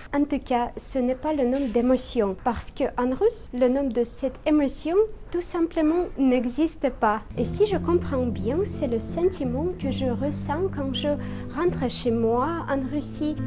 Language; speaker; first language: French; non-native, fluent; Russian